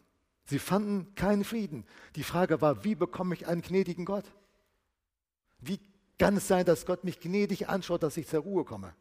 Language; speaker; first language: German; native; German